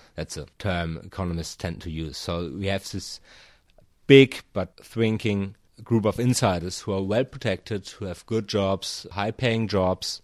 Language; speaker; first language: English; non-native, fluent; German